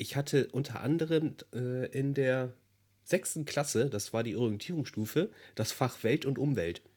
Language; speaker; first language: German; native; German